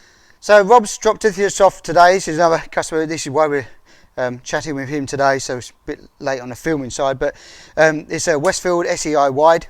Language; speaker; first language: English; native; English